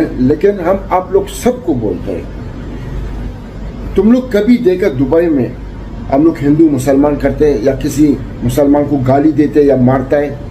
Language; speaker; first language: Hindi; non-native, learner; Arabic